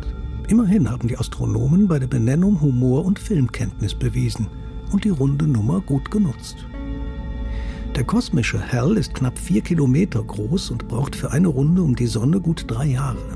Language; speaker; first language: German; native; German